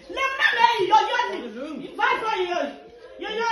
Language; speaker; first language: Swedish; non-native, learner; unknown